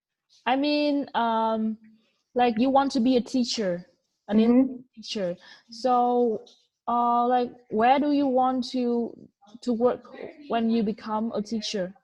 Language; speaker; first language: English; non-native, fluent; Vietnamese